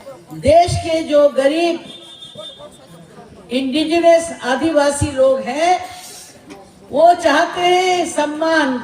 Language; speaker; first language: Hindi; non-native, local second language; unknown